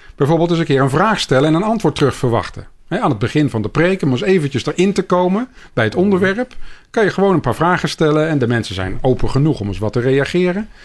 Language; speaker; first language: Dutch; native; Dutch